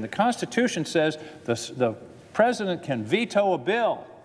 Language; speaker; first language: English; native; English